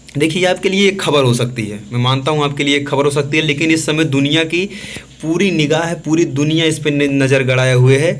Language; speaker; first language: Hindi; native; Hindi